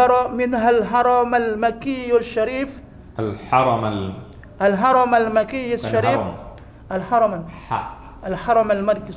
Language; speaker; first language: Arabic; non-native, learner; Indonesian